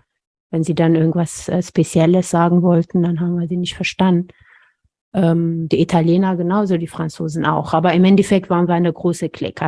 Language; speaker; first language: German; non-native, fluent; Amharic